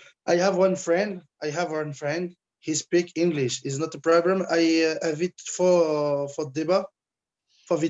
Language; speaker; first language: English; non-native, learner; French